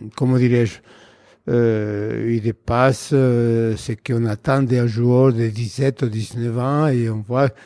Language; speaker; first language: French; non-native, fluent; Spanish